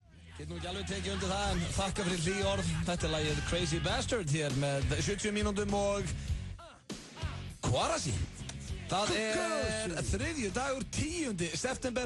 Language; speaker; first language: Icelandic; native; Icelandic